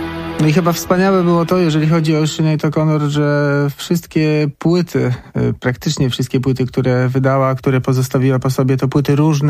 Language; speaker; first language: Polish; native; Polish